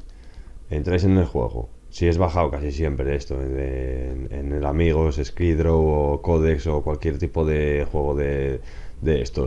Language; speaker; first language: Spanish; native; Spanish